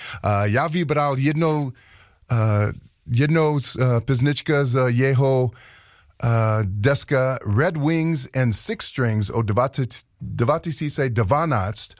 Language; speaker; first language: Czech; non-native, learner; English